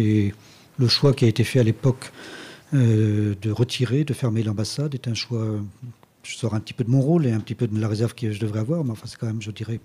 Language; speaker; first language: French; native; French